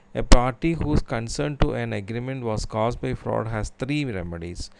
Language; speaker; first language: English; non-native, local second language; Malayalam